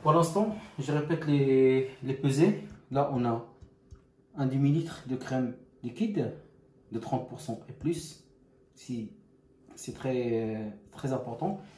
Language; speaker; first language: French; non-native, local second language; Arabic